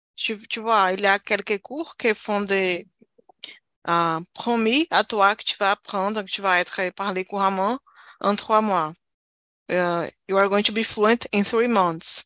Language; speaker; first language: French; non-native, learner; Portuguese